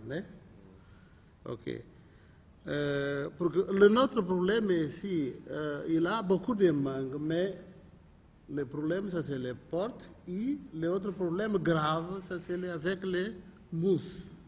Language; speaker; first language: French; non-native, learner; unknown